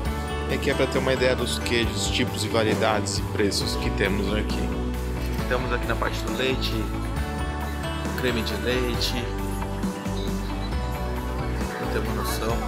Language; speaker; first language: Portuguese; native; Portuguese